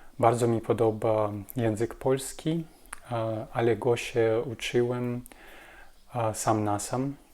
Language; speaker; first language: Polish; non-native, learner; Russian